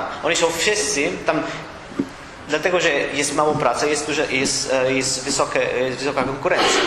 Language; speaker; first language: Polish; non-native, learner; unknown